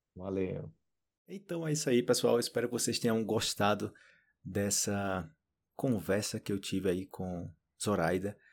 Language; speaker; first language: Portuguese; native; Portuguese